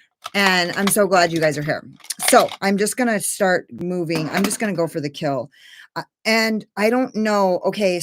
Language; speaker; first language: English; native; English